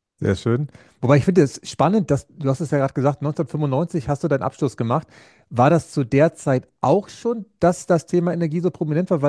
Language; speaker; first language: German; native; German